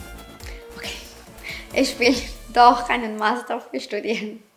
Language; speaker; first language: German; non-native, fluent; Spanish